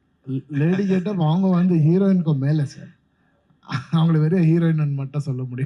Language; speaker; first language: Tamil; non-native, fluent; Kannada